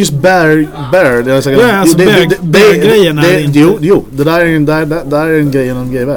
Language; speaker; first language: Swedish; native; Swedish